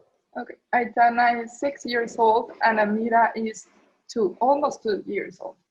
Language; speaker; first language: English; non-native, learner; Spanish